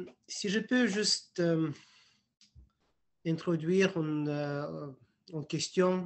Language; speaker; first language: French; non-native, fluent; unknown